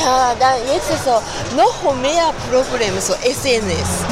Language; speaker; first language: German; non-native, learner; Japanese